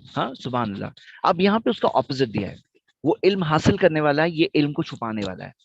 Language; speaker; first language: Urdu; non-native, local second language; Gujarati